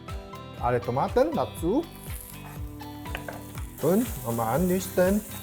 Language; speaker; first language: German; non-native, learner; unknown